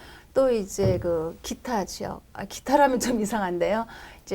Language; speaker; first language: Korean; native; Korean